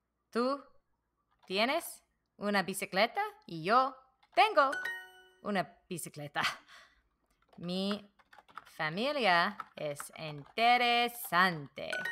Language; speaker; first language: Spanish; non-native, learner; English